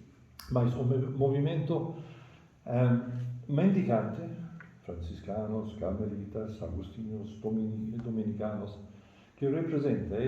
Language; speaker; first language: Portuguese; non-native, fluent; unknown